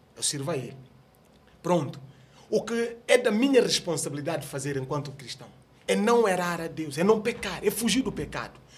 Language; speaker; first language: Portuguese; non-native, local second language; Upper Guinea Crioulo